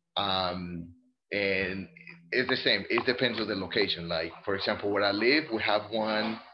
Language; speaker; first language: English; non-native, fluent; Spanish